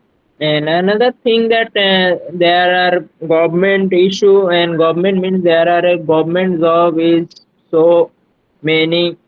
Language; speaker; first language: English; non-native, learner; Bangla